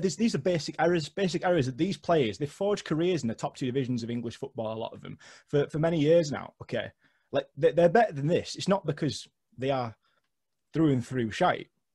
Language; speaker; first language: English; native; English